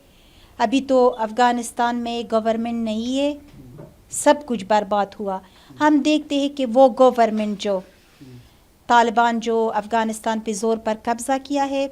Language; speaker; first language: Hindi; non-native, learner; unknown